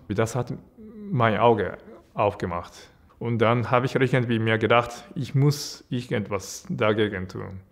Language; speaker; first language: German; non-native, fluent; Japanese